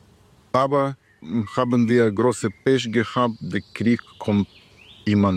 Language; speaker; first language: German; non-native, learner; Ukrainian